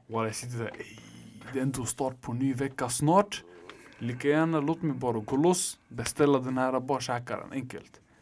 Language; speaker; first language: Swedish; native; Swedish